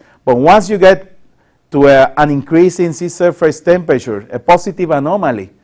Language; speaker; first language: English; non-native, local second language; Spanish